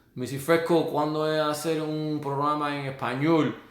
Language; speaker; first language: Spanish; early bilingual, other home language; English